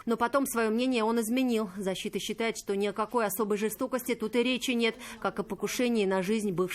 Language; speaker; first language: Russian; native; Russian